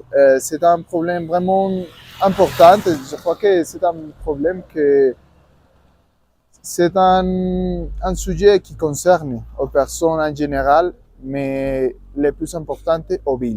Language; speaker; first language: French; non-native, learner; Spanish